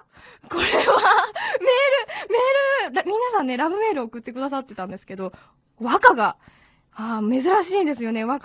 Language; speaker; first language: Japanese; native; Japanese